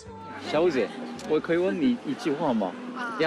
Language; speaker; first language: Chinese; non-native, fluent; Korean